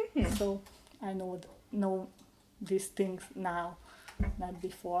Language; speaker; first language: English; non-native, learner; Hungarian